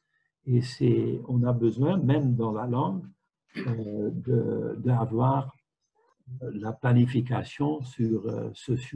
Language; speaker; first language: French; non-native, fluent; Dutch